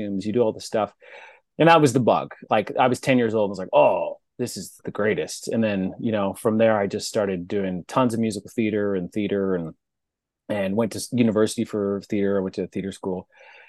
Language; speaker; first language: English; native; English